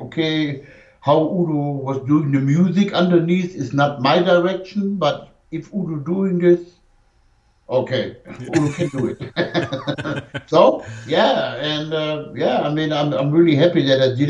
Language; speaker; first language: English; non-native, fluent; German